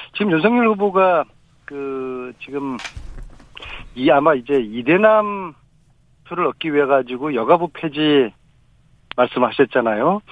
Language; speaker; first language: Korean; native; Korean